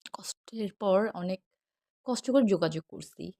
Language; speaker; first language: Bangla; non-native, local second language; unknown